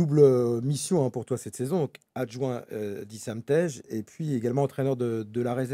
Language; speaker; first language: French; native; French